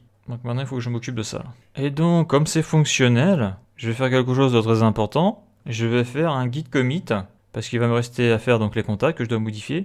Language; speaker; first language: French; native; French